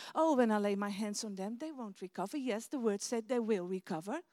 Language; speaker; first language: English; non-native, fluent; Dutch